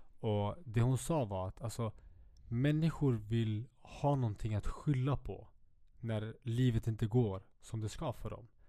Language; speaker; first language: Swedish; early bilingual, other home language; Kurdish